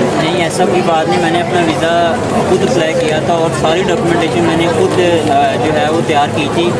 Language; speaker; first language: Urdu; non-native, local second language; Punjabi